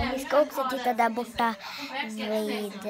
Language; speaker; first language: Swedish; early bilingual, other home language; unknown